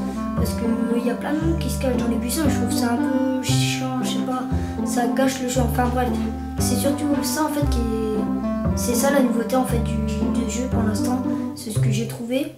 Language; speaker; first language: French; native; French